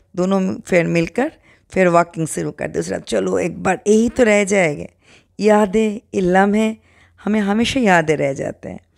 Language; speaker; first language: Hindi; non-native, local second language; Bangla